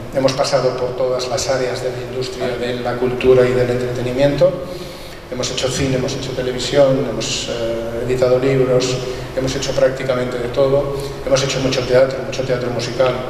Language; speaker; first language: Spanish; non-native, local second language; Catalan